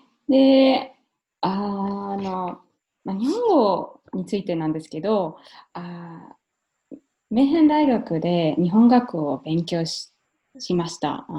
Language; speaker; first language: Japanese; non-native, fluent; German